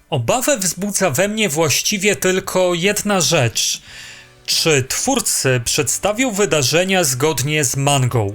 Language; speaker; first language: Polish; native; Polish